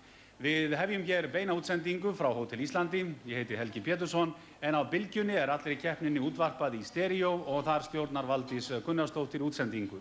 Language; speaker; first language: Icelandic; native; Icelandic